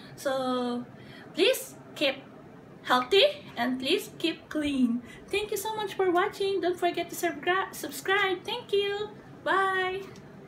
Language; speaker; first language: English; non-native, local second language; Filipino